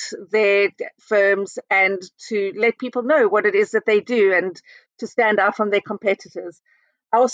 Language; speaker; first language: English; native; English